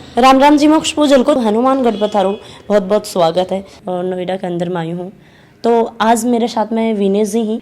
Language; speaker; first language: Hindi; native; Hindi